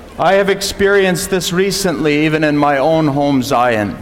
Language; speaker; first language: English; native; English